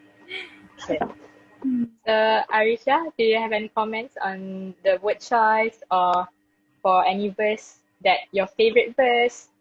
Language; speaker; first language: English; non-native, fluent; Malay